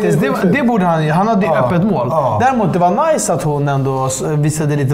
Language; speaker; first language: Swedish; native; Swedish